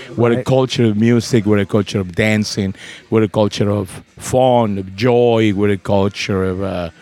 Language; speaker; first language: English; non-native, fluent; Spanish